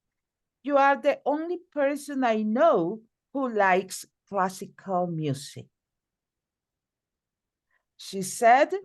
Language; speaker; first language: English; non-native, fluent; Spanish